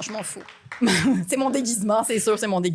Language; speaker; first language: French; native; French